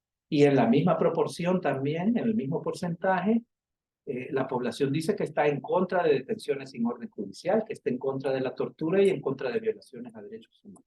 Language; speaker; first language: Spanish; native; Spanish